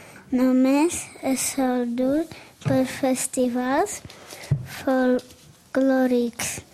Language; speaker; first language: Catalan; early bilingual, other home language; Czech